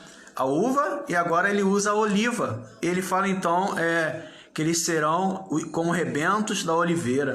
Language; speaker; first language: Portuguese; native; Portuguese